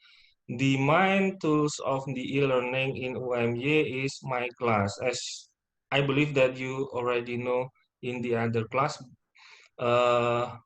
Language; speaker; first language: English; non-native, fluent; Indonesian